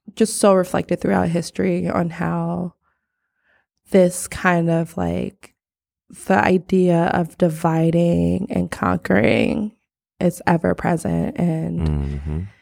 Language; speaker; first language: English; early bilingual, other home language; Krio